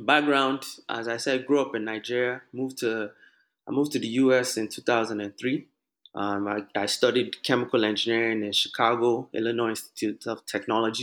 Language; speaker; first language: English; non-native, local second language; Yoruba